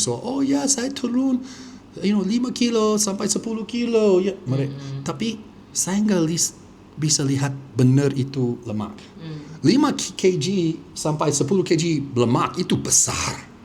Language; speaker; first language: Indonesian; non-native, fluent; English